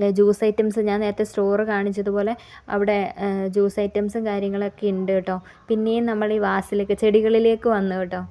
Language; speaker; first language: Malayalam; native; Malayalam